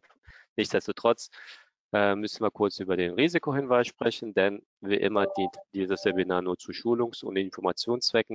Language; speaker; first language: German; native; German